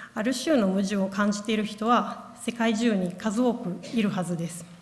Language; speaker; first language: Japanese; non-native, fluent; Italian